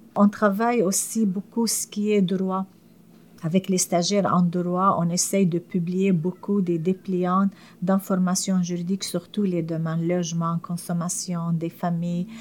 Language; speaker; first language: French; non-native, fluent; Arabic